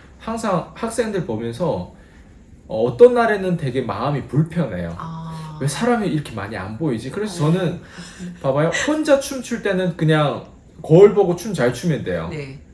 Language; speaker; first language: Korean; native; Korean